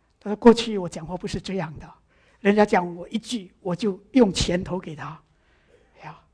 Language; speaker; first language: Chinese; early bilingual, heritage; Chinese